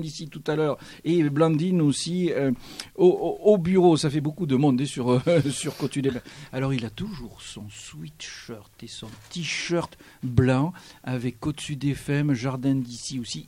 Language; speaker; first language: French; native; French